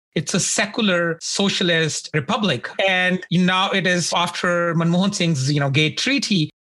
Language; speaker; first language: English; non-native, local second language; Punjabi